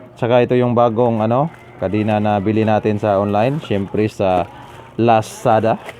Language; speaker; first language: Filipino; non-native, local second language; Cebuano